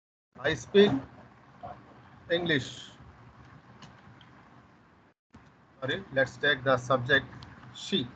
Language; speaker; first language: English; non-native, learner; Telugu